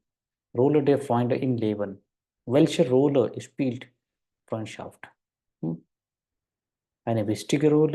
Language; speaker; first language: German; non-native, fluent; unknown